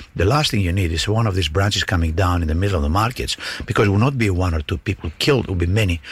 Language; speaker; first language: English; non-native, fluent; Greek